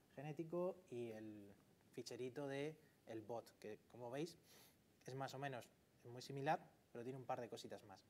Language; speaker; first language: Spanish; native; Spanish